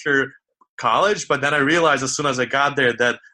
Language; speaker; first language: English; early bilingual, other home language; Ukrainian